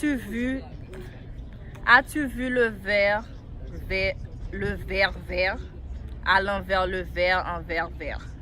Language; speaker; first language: French; non-native, learner; Haitian Creole